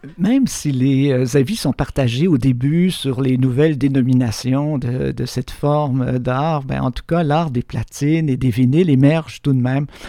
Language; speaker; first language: French; native; French